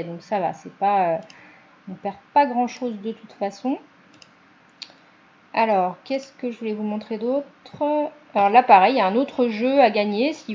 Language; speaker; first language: French; native; French